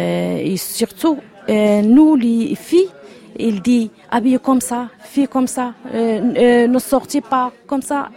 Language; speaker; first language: French; non-native, learner; Arabic